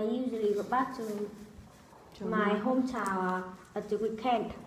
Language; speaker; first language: English; non-native, learner; Vietnamese